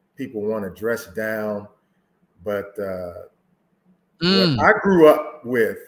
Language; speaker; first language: English; native; English